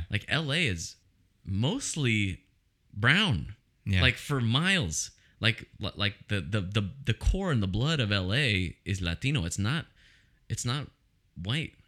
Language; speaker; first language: English; native; English